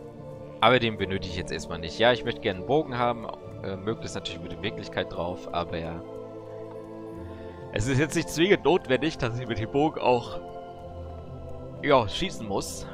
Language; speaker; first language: German; native; German